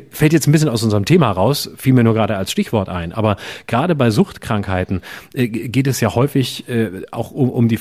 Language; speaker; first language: German; native; German